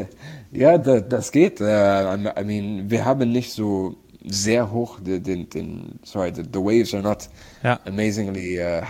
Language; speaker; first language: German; non-native, learner; Arabic